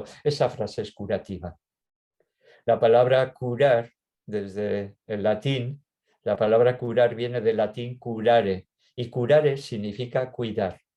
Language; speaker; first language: Spanish; native; Spanish